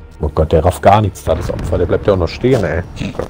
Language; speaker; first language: German; native; German